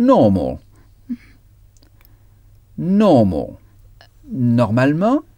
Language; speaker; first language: English; non-native, fluent; French